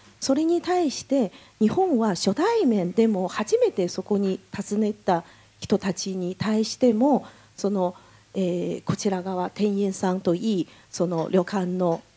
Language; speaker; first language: Japanese; non-native, fluent; Chinese